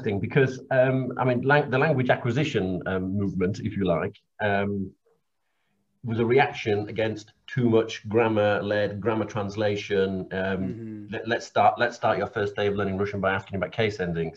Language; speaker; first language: English; native; English